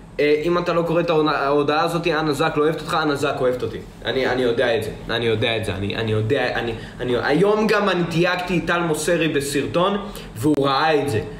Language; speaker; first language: Hebrew; early bilingual, other home language; Russian